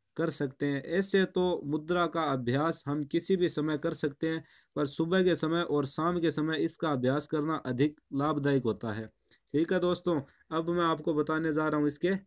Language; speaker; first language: Hindi; native; Hindi